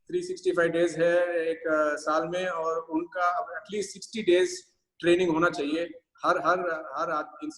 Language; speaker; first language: Hindi; non-native, local second language; Tamil